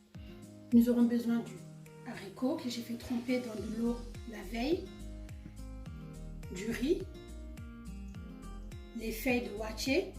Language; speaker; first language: French; non-native, fluent; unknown